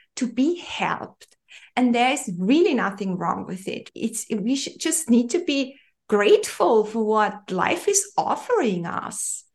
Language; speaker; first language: English; non-native, fluent; German